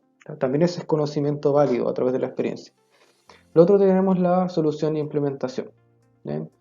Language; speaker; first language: Spanish; native; Spanish